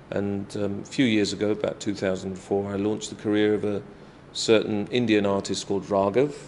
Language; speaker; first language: English; native; English